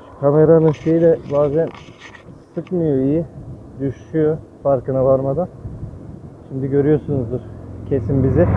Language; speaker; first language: Turkish; early bilingual, heritage; Turkish